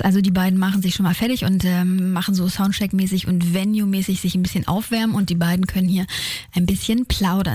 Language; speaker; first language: German; native; German